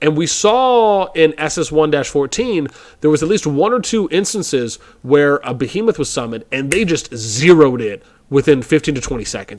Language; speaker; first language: English; native; English